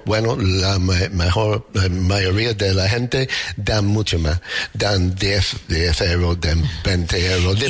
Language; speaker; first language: Spanish; non-native, fluent; English